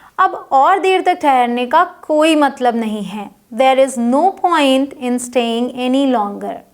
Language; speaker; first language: Hindi; native; Hindi